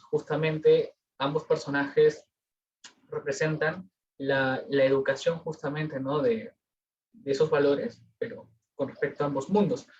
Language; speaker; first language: Spanish; native; Spanish